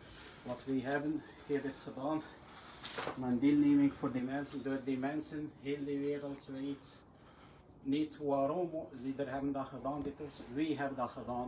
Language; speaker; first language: Dutch; non-native, learner; Arabic